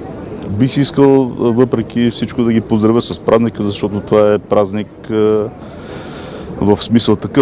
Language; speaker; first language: Bulgarian; native; Bulgarian